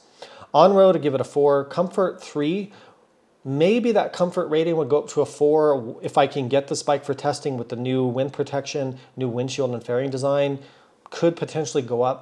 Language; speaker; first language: English; native; English